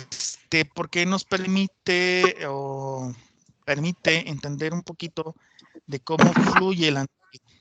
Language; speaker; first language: Spanish; native; Spanish